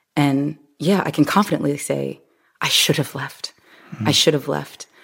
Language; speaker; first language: English; native; English